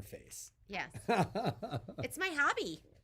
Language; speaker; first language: English; native; English